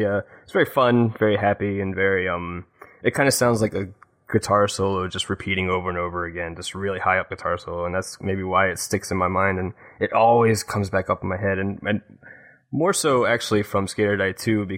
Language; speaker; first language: English; native; English